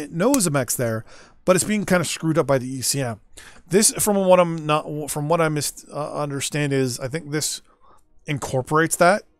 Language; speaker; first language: English; native; English